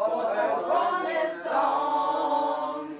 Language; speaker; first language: French; non-native, learner; Russian